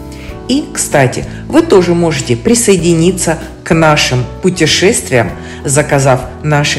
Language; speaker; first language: Russian; native; Russian